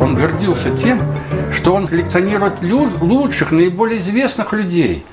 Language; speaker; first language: Russian; native; Russian